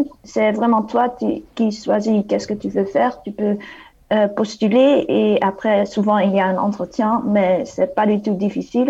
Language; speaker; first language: French; non-native, fluent; Dutch